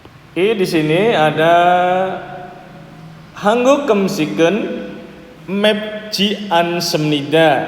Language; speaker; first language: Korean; non-native, learner; Indonesian